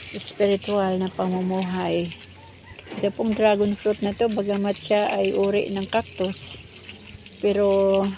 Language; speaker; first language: Filipino; non-native, local second language; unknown